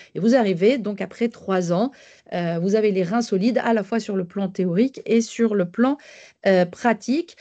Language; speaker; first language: French; native; French